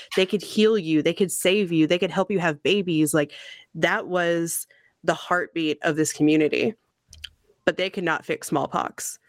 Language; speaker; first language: English; native; English